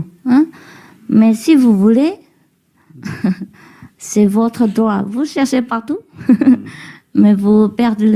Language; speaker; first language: French; non-native, learner; Vietnamese